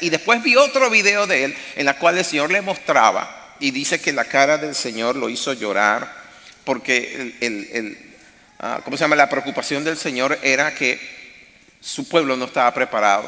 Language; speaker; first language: Spanish; native; Spanish